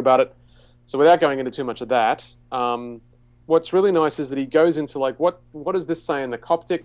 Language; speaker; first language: English; native; English